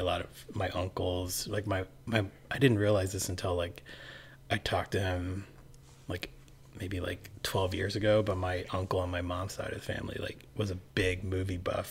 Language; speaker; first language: English; early bilingual, other home language; Cantonese